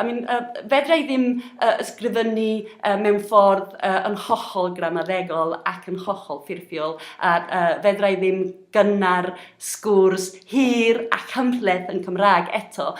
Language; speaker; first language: Welsh; non-native, learner; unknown